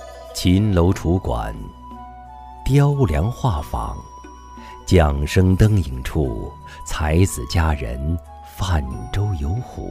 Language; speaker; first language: Chinese; native; Chinese